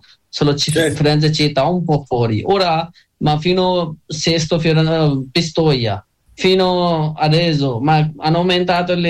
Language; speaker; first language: Italian; non-native, learner; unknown